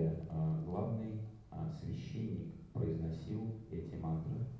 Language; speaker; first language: Russian; native; Russian